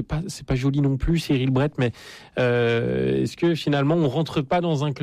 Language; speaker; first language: French; native; French